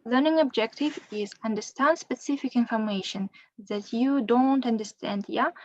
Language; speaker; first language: English; non-native, fluent; Kazakh